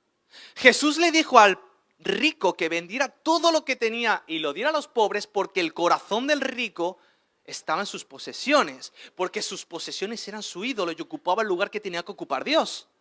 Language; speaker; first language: Spanish; native; Spanish